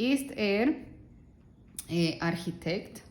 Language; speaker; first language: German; non-native, fluent; Spanish